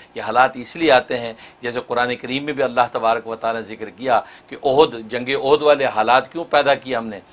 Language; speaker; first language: Urdu; native; Urdu